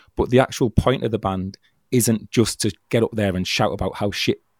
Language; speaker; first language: English; native; English